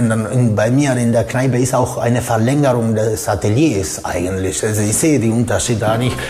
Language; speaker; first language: German; non-native, fluent; Spanish